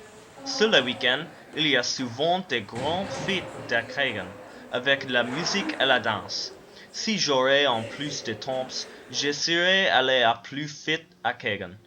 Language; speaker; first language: French; non-native, learner; English